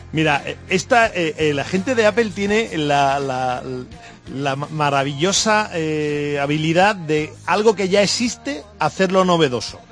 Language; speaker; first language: Spanish; native; Spanish